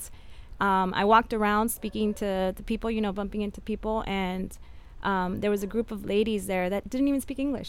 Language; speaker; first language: English; early bilingual, other home language; Spanish